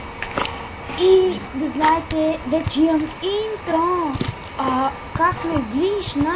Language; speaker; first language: Bulgarian; native; Bulgarian